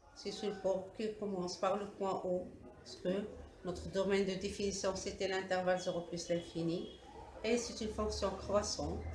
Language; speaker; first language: French; non-native, local second language; Arabic